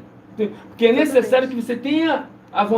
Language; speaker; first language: Portuguese; native; Portuguese